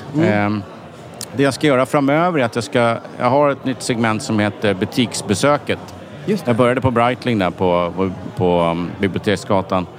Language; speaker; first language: Swedish; native; Swedish